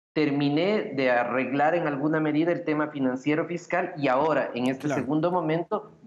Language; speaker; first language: Spanish; native; Spanish